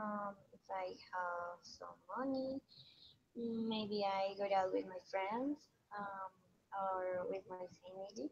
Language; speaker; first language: English; non-native, learner; Spanish